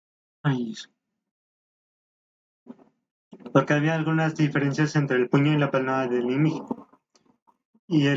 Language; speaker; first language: Spanish; native; Spanish